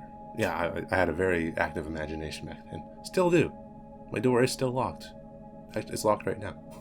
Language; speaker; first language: English; native; English